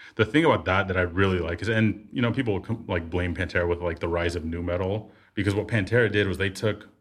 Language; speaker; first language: English; native; English